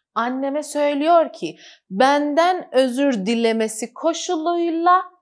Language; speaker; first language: Turkish; non-native, fluent; Persian